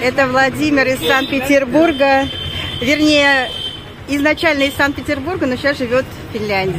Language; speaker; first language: Russian; native; Russian